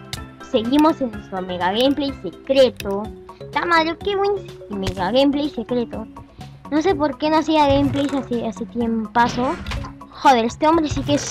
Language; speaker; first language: Spanish; native; Spanish